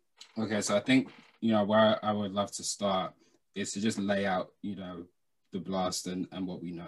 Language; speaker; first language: English; native; English